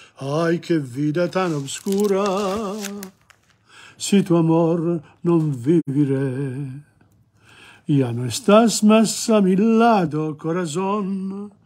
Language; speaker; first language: Spanish; non-native, learner; Italian